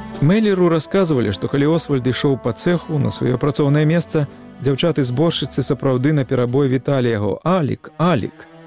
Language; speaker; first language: Belarusian; native; Belarusian